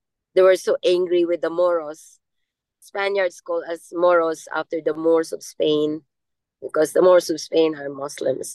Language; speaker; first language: English; non-native, local second language; Maranao